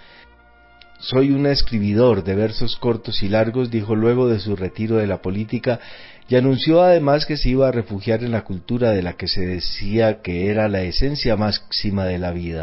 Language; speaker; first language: Spanish; native; Spanish